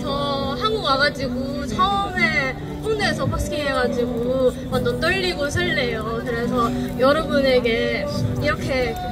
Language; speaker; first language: Korean; non-native, learner; Cantonese